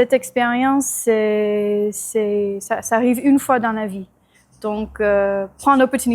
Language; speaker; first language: French; non-native, fluent; English